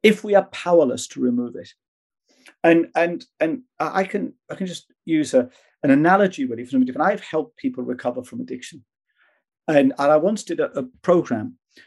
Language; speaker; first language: English; native; English